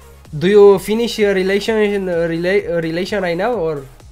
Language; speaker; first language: English; non-native, learner; Romanian